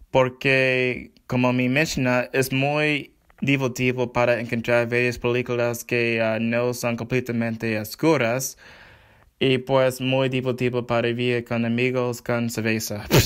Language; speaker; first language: Spanish; non-native, learner; English